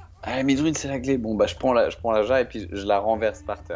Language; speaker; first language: French; native; French